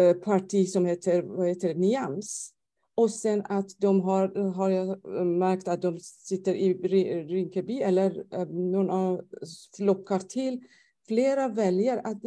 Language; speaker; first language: Swedish; non-native, fluent; Persian